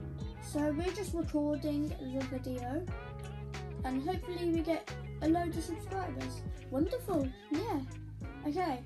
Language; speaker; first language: English; native; English